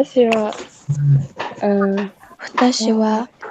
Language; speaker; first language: Japanese; non-native, learner; Mongolian